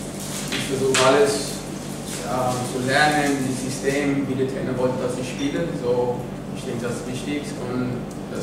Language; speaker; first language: German; non-native, fluent; Spanish